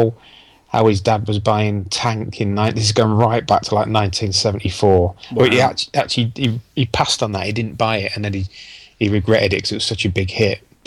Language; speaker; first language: English; native; English